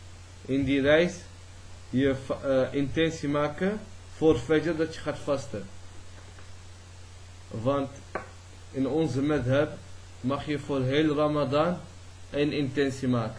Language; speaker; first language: Dutch; early bilingual, other home language; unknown